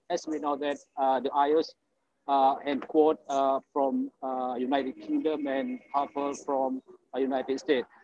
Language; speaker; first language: English; non-native, learner; Indonesian